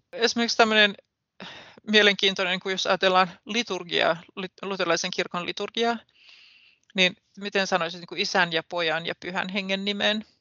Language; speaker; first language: Finnish; native; Finnish